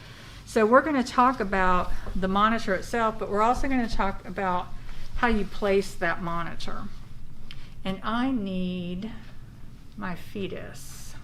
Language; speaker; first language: English; native; English